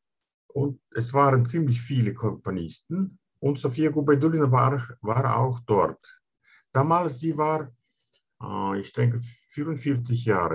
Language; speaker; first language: German; non-native, fluent; Russian